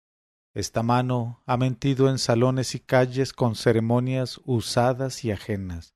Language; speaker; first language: Spanish; native; Spanish